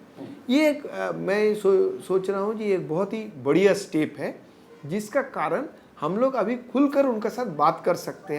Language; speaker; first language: Hindi; non-native, local second language; Bangla